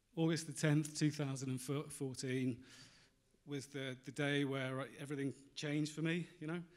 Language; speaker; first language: English; native; English